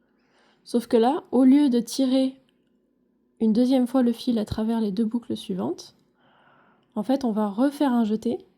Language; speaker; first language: French; native; French